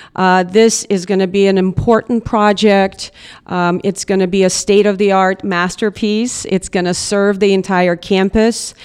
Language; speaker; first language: English; non-native, fluent; Russian